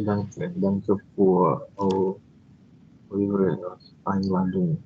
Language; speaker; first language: German; non-native, learner; Indonesian